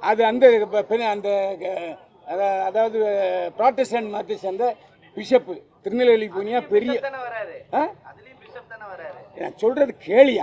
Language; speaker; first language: Tamil; native; Tamil